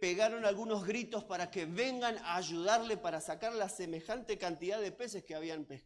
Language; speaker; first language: Spanish; native; Spanish